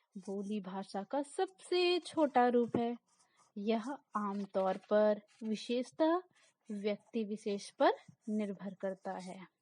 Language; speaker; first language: Hindi; native; Hindi